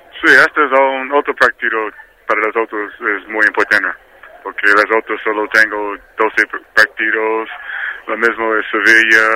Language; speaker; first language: Spanish; non-native, learner; English